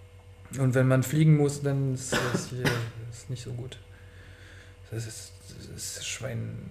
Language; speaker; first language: German; non-native, fluent; French